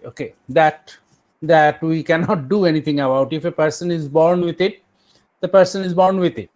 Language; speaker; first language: English; non-native, local second language; Bangla